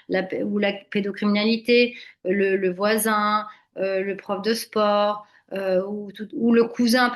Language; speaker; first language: French; native; French